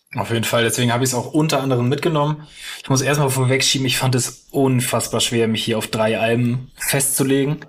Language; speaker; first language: German; native; German